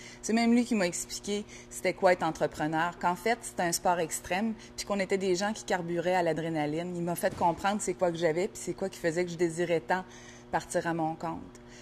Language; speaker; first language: French; native; French